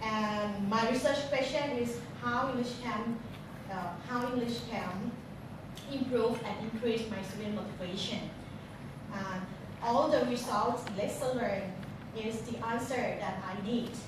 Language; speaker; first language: English; non-native, fluent; Thai